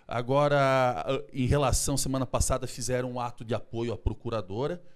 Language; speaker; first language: Portuguese; native; Portuguese